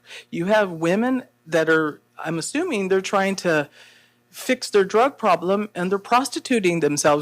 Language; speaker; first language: English; native; English